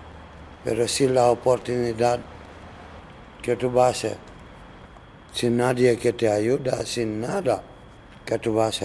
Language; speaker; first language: Spanish; non-native, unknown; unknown